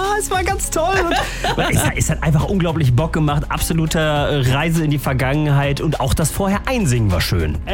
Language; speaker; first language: German; native; German